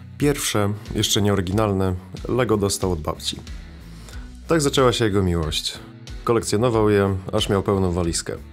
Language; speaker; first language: Polish; early bilingual, other home language; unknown